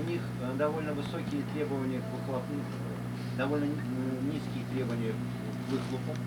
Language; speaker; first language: Russian; native; Russian